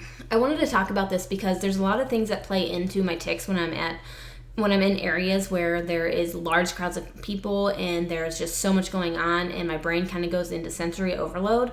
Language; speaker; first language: English; native; English